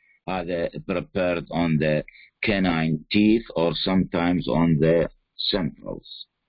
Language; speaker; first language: English; non-native, fluent; Arabic